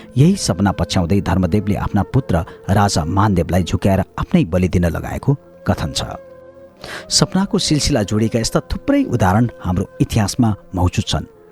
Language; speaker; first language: Nepali; native; Nepali